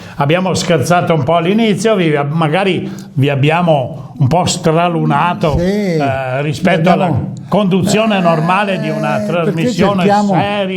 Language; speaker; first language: Italian; native; Italian